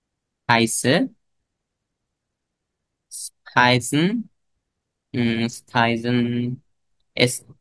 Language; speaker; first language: German; non-native, fluent; Bangla